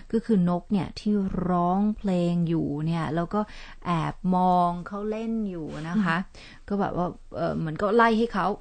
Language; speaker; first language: Thai; non-native, fluent; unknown